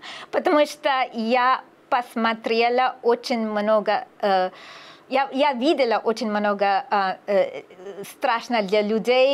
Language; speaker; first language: Russian; non-native, learner; English